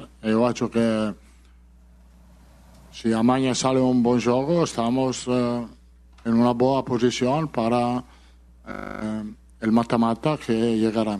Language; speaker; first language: Portuguese; non-native, learner; Spanish